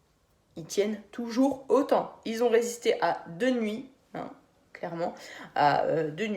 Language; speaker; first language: French; native; French